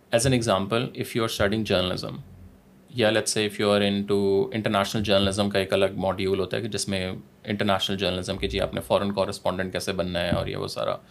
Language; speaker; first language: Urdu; native; Urdu